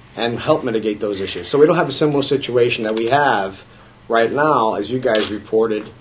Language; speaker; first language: English; native; English